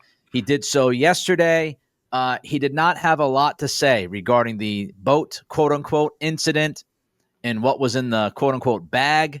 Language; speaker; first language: English; native; English